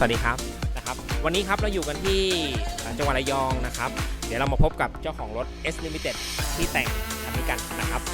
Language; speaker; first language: Thai; native; Thai